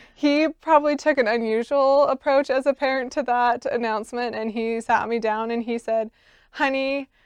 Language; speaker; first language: English; native; English